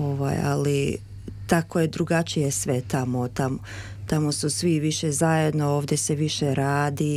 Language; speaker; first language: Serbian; early bilingual, heritage; Serbian